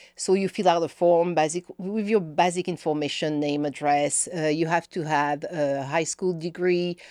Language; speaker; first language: English; non-native, fluent; French